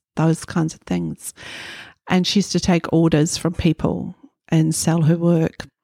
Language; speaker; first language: English; native; English